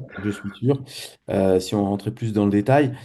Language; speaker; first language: French; native; French